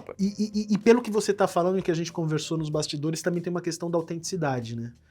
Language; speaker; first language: Portuguese; native; Portuguese